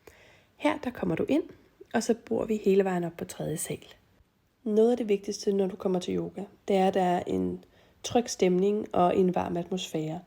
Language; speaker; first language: Danish; native; Danish